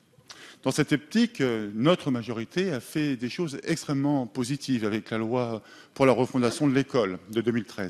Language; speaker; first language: French; native; French